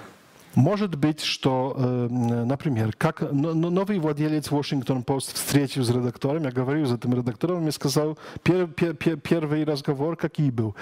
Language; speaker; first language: Russian; non-native, learner; Polish